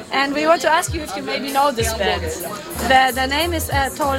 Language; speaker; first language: English; non-native, learner; German